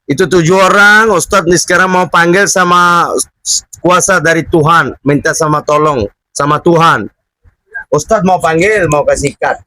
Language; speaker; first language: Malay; non-native, learner; Bangla